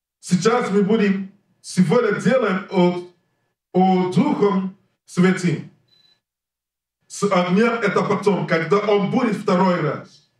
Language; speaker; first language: Russian; non-native, learner; English